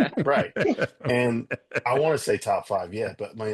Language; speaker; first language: English; native; English